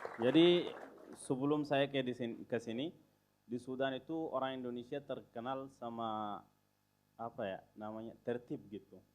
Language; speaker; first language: Indonesian; non-native, fluent; Arabic